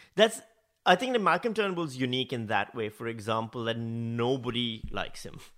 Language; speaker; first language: English; non-native, local second language; Urdu